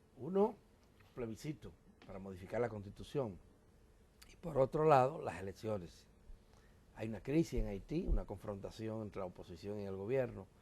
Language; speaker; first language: Spanish; native; Spanish